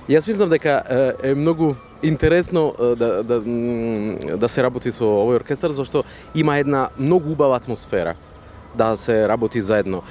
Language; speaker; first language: Macedonian; non-native, fluent; Italian